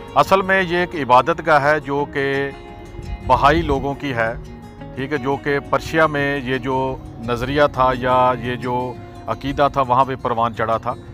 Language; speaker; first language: Urdu; native; Urdu